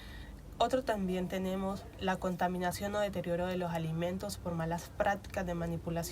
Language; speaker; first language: Spanish; native; Spanish